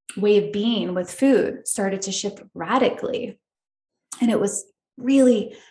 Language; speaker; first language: English; native; English